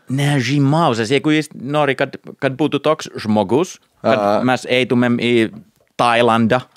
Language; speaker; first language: Lithuanian; non-native, fluent; Finnish